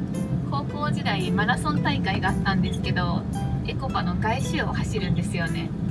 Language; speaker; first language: Japanese; native; Japanese